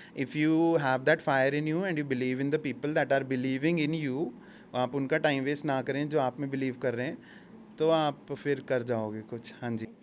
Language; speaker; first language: Hindi; native; Hindi